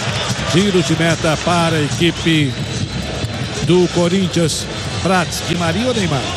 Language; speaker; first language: Portuguese; native; Portuguese